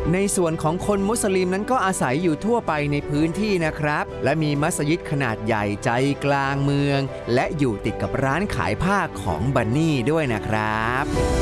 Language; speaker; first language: Thai; native; Thai